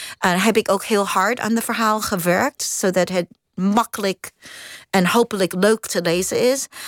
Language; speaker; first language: Dutch; non-native, fluent; Cantonese